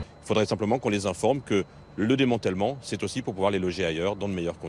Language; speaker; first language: French; native; French